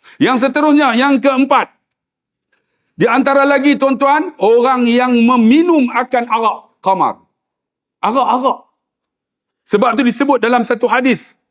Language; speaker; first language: Malay; native; Malay